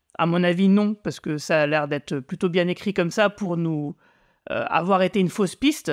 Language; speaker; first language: French; native; French